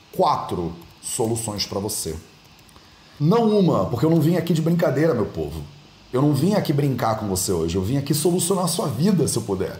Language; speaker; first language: Portuguese; native; Portuguese